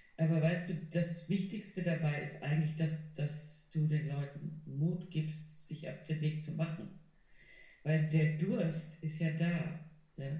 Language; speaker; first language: German; non-native, fluent; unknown